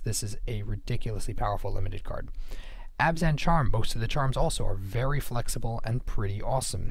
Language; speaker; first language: English; native; English